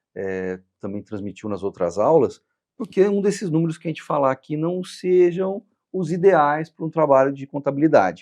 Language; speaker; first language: Portuguese; native; Portuguese